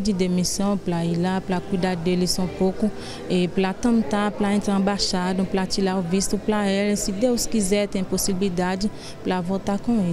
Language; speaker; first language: Portuguese; non-native, learner; Haitian Creole